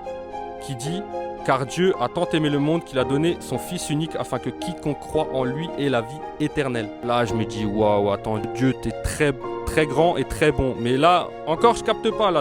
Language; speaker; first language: French; native; French